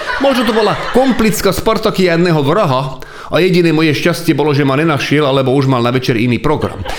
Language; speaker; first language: Slovak; non-native, local second language; Hungarian